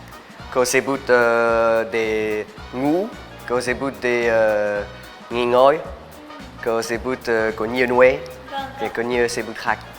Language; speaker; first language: Vietnamese; non-native, learner; French